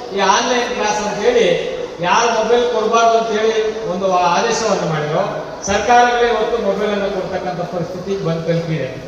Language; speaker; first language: Kannada; native; Kannada